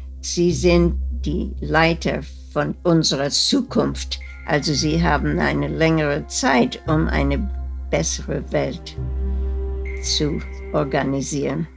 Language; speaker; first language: German; early bilingual, heritage; German